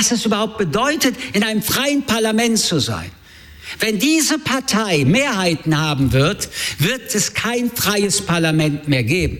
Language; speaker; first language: German; early bilingual, other home language; French